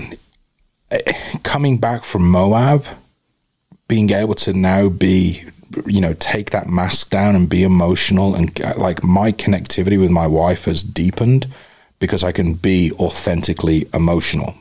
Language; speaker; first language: English; native; English